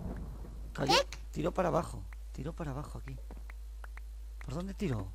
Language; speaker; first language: Spanish; native; Spanish